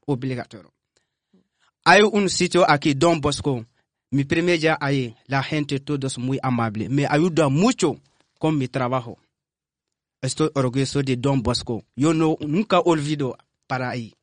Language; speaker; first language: Spanish; non-native, learner; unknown